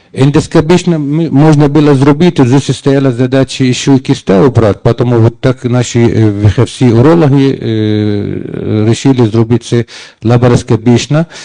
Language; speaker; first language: Ukrainian; non-native, learner; Arabic